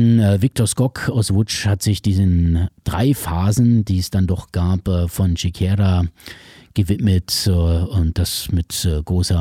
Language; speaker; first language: German; native; German